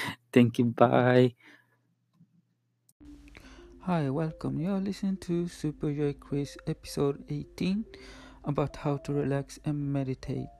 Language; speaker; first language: English; non-native, learner; Spanish